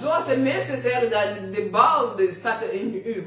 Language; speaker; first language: Dutch; non-native, learner; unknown